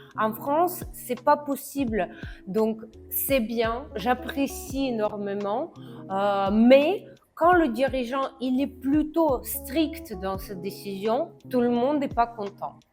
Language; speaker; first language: French; non-native, fluent; Russian